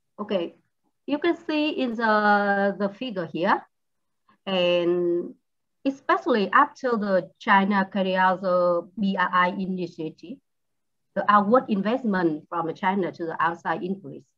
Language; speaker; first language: English; non-native, learner; Vietnamese